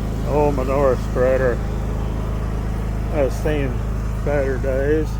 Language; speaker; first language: English; native; English